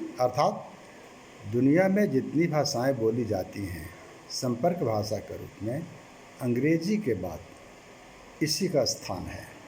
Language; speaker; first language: Hindi; native; Hindi